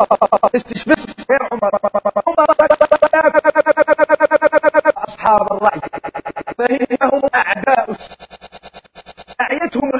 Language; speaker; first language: German; non-native, learner; Arabic